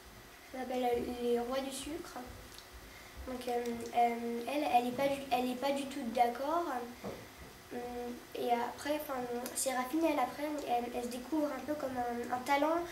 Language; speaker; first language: French; native; French